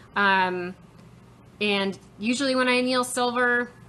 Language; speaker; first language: English; native; English